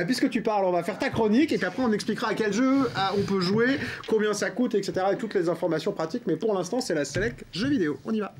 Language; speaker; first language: French; native; French